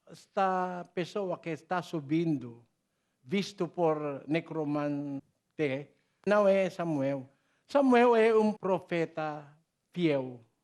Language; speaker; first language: Portuguese; non-native, learner; Filipino